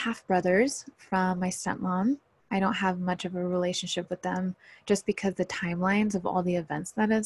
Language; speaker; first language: English; native; English